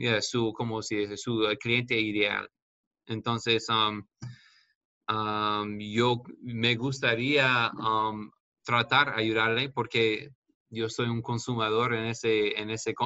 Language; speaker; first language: Spanish; non-native, fluent; English